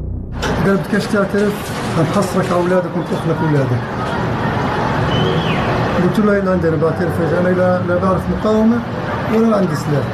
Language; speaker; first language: Arabic; native; Arabic